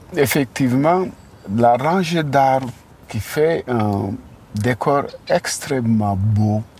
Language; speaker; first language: French; non-native, local second language; Wolof